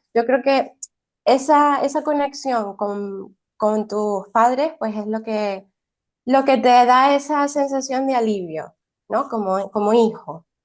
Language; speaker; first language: Spanish; early bilingual, heritage; Spanish